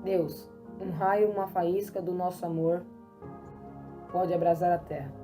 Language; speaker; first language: Portuguese; native; Portuguese